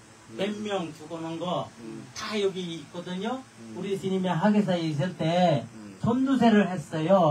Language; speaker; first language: Korean; non-native, fluent; Bangla